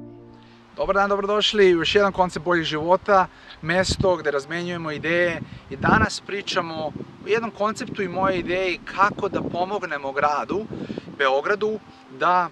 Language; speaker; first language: Serbian; native; Serbian